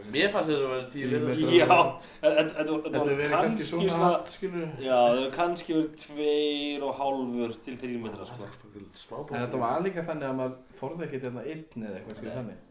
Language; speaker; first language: Icelandic; native; Icelandic